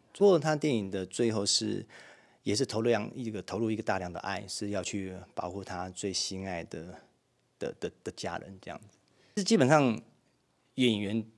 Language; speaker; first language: Chinese; native; Chinese